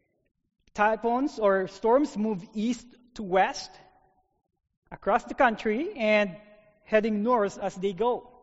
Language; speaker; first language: English; non-native, local second language; Filipino